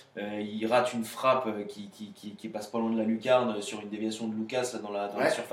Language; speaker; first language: French; native; French